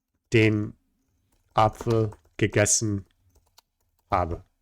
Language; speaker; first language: German; non-native, fluent; English